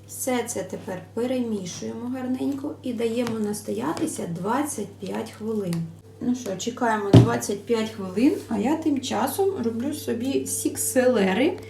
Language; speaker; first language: Ukrainian; non-native, local second language; Russian